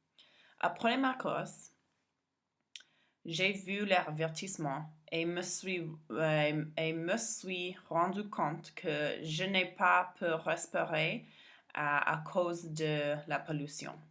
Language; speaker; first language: French; non-native, learner; English